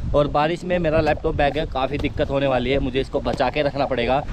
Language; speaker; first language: Hindi; native; Hindi